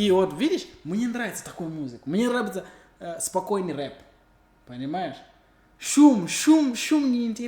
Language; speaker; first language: Russian; non-native, learner; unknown